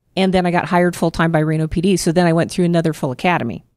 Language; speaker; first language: English; native; English